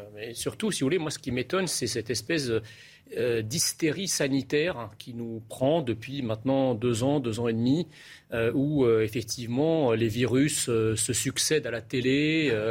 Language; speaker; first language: French; early bilingual, other home language; Arabic